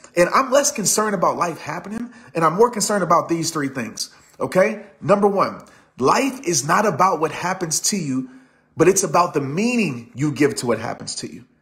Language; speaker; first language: English; native; English